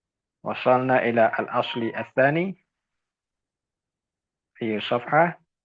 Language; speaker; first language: Arabic; non-native, fluent; Indonesian